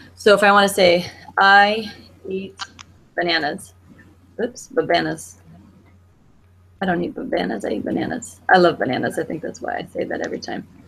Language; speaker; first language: English; native; English